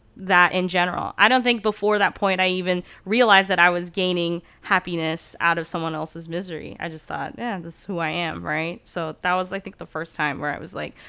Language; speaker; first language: English; early bilingual, other home language; Turkish